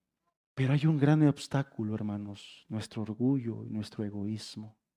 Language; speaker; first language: Spanish; native; Spanish